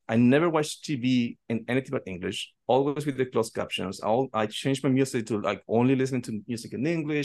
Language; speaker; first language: English; non-native, fluent; Spanish